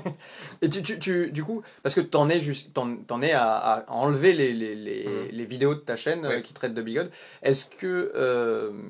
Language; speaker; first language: French; native; French